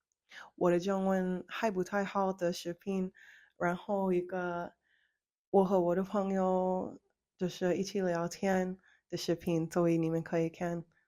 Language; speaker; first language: Chinese; non-native, fluent; English